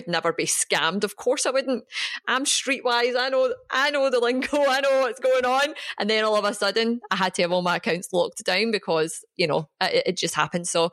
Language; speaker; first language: English; native; English